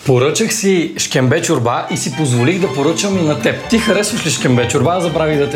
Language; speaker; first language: Bulgarian; native; Bulgarian